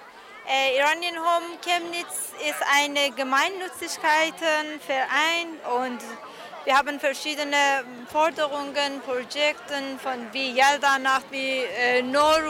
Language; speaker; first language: German; non-native, learner; Persian